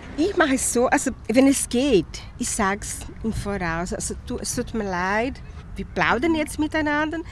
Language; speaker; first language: German; non-native, fluent; Portuguese